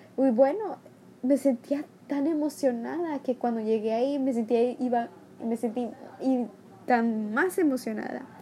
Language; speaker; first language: Spanish; early bilingual, heritage; Spanish